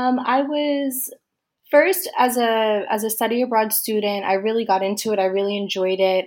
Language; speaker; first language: English; native; English